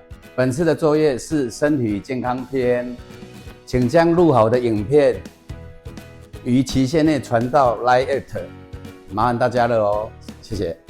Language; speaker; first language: Chinese; native; Chinese